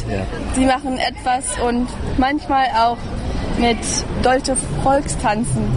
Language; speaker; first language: German; early bilingual, heritage; English